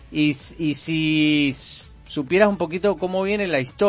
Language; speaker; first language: Spanish; native; Spanish